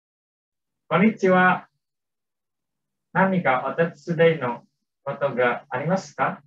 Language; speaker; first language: Japanese; non-native, learner; Indonesian